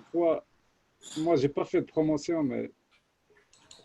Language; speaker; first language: French; non-native, local second language; Arabic